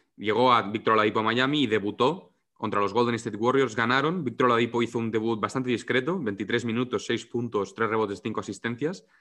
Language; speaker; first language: Spanish; non-native, local second language; Catalan